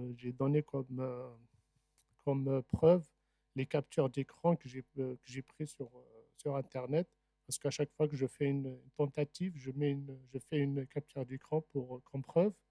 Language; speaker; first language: French; non-native, local second language; Arabic